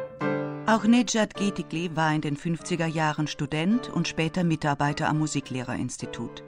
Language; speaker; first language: German; native; German